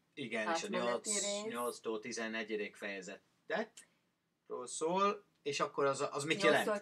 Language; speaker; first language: Hungarian; non-native, learner; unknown